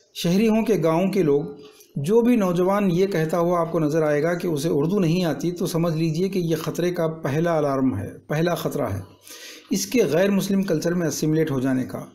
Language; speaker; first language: Urdu; native; Urdu